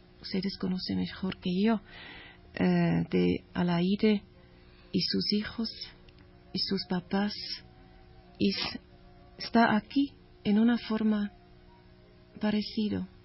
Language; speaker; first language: Spanish; non-native, learner; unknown